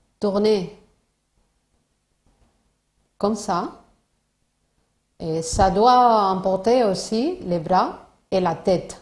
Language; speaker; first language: French; non-native, learner; Spanish